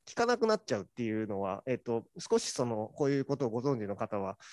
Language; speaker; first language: Japanese; native; Japanese